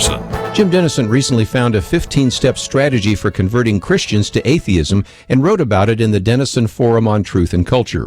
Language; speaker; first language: English; native; English